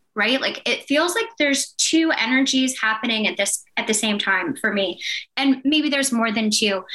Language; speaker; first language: English; native; English